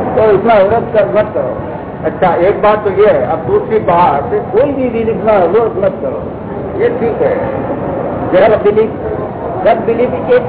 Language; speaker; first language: Hindi; non-native, local second language; Gujarati